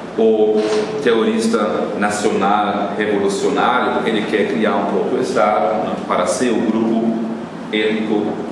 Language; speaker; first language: Portuguese; non-native, fluent; German